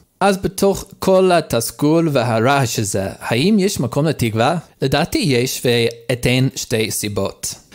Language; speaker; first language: Hebrew; non-native, learner; English